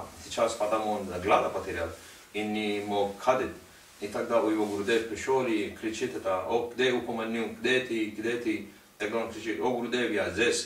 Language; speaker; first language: Russian; non-native, learner; Hindi